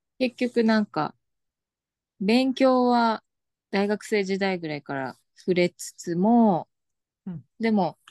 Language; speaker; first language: Japanese; native; Japanese